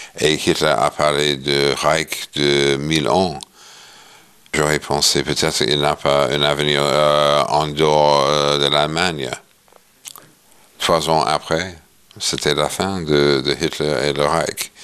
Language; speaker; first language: French; non-native, fluent; English